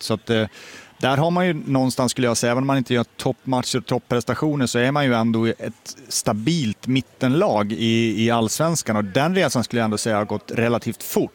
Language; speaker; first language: Swedish; native; Swedish